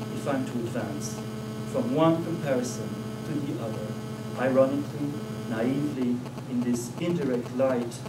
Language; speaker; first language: English; non-native, fluent; French